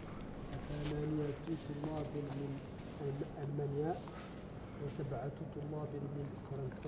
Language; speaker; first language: Arabic; non-native, learner; French